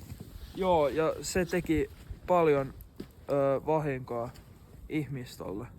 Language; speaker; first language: Finnish; non-native, local second language; Swedish